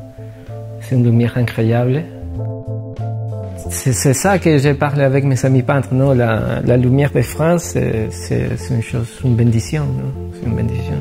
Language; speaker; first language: French; non-native, fluent; Spanish